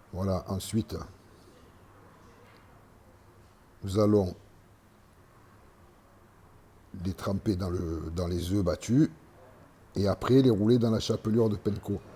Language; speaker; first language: French; native; French